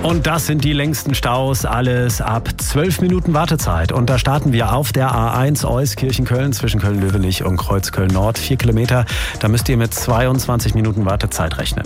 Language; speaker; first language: German; native; German